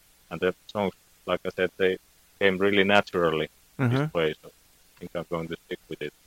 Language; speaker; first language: English; non-native, fluent; Finnish